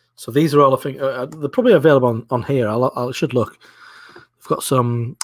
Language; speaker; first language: English; native; English